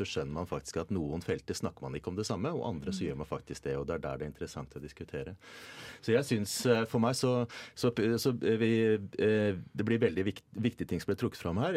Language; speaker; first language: Norwegian; native; Norwegian